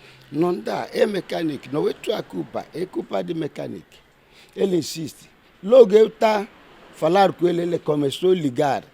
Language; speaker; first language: Portuguese; non-native, learner; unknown